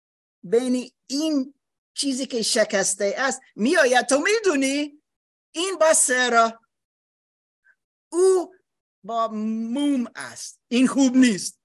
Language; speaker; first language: Persian; non-native, fluent; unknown